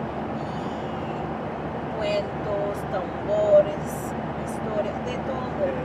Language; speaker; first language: Spanish; non-native, fluent; Haitian Creole